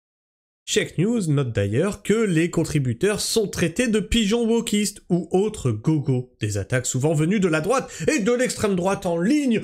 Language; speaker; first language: French; native; French